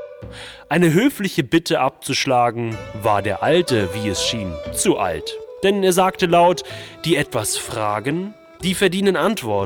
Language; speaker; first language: German; native; German